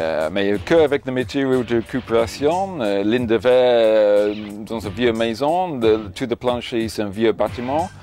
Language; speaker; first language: French; non-native, fluent; English